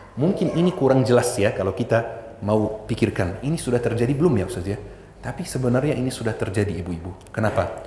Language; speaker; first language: Indonesian; non-native, fluent; Arabic